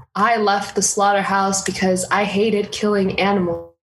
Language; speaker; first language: English; native; English